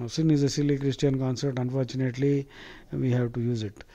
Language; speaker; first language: English; non-native, local second language; Telugu